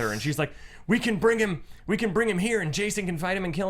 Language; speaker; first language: English; native; English